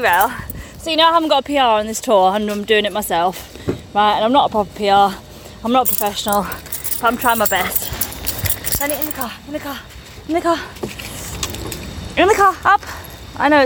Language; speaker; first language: English; native; English